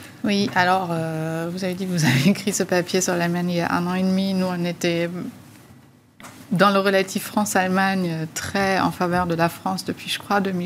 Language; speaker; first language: French; native; French